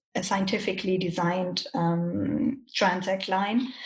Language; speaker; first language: English; non-native, fluent; German